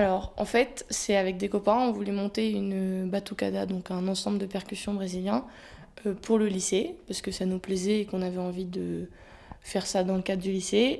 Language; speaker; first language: French; native; French